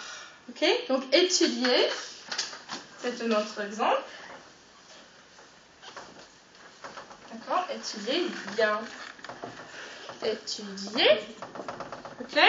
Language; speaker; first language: French; non-native, fluent; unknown